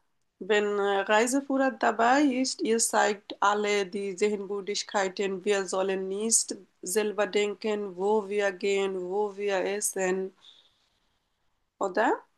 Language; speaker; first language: German; non-native, fluent; Bangla